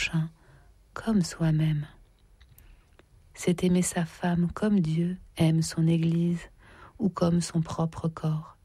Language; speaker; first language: French; native; French